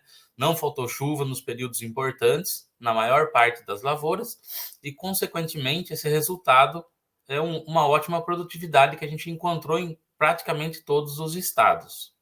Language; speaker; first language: Portuguese; native; Portuguese